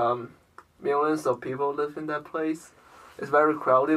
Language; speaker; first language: English; non-native, learner; Chinese